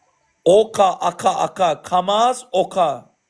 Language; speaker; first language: Russian; non-native, learner; Azerbaijani